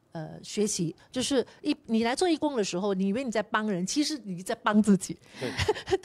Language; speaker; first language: Chinese; native; Chinese